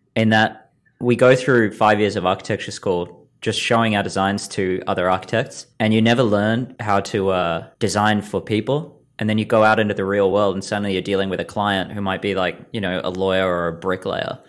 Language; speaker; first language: English; native; English